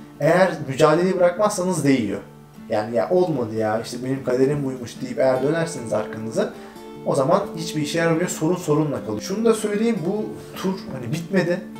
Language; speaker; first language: Turkish; native; Turkish